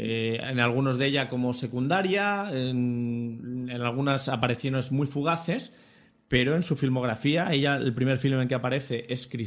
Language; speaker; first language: Spanish; native; Spanish